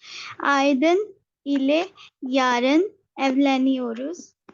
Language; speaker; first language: Turkish; non-native, learner; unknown